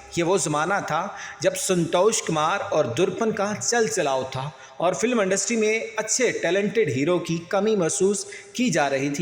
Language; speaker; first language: Urdu; native; Urdu